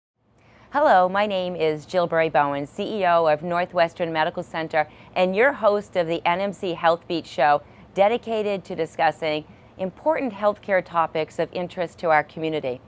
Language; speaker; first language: English; native; English